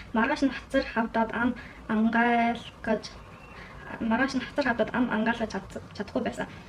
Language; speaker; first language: Mongolian; early bilingual, heritage; Mongolian